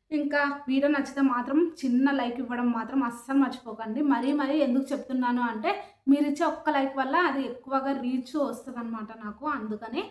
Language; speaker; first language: Telugu; native; Telugu